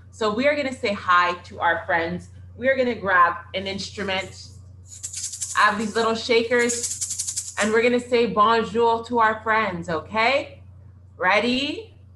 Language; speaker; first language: English; early bilingual, other home language; French